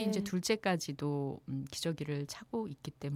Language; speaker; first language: Korean; native; Korean